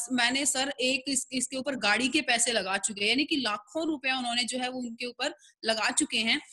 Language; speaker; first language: Hindi; native; Hindi